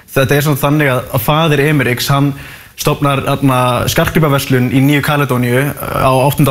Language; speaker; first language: Icelandic; native; Icelandic